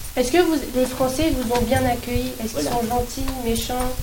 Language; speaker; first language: French; native; French